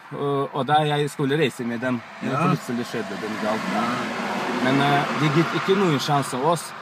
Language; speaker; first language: Norwegian; non-native, learner; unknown